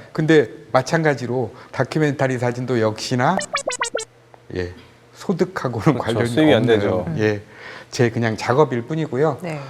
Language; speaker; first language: Korean; native; Korean